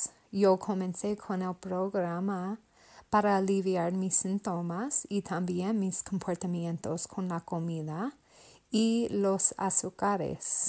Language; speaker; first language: Spanish; non-native, learner; English